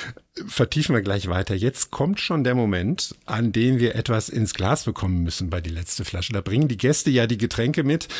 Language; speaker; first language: German; native; German